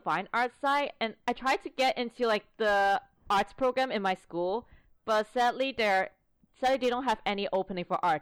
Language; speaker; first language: English; non-native, local second language; Cantonese